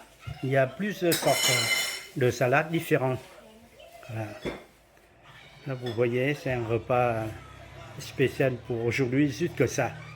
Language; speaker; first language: French; non-native, learner; Vietnamese